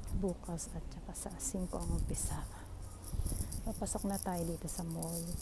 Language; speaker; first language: Filipino; native; Filipino